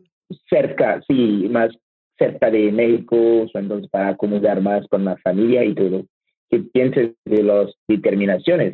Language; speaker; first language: Spanish; non-native, learner; French